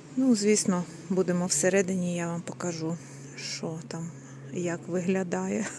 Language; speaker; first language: Ukrainian; native; Ukrainian